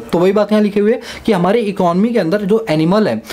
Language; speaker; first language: Hindi; native; Hindi